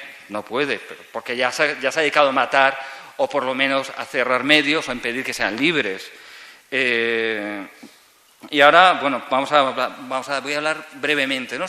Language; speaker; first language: Spanish; native; Spanish